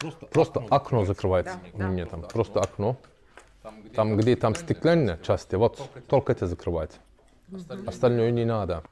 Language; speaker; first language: Russian; non-native, learner; Turkish